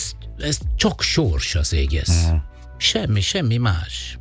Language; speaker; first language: Hungarian; non-native, learner; Italian